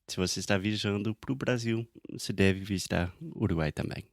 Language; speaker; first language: Portuguese; non-native, fluent; English